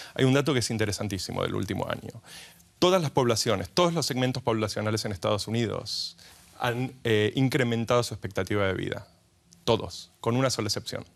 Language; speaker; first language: Spanish; native; Spanish